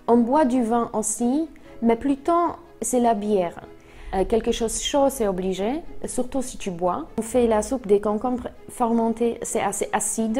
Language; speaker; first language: French; non-native, fluent; Polish